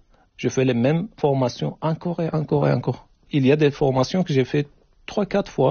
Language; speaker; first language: French; non-native, fluent; Turkish